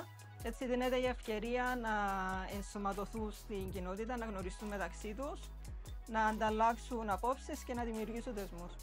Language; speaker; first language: Greek; native; Greek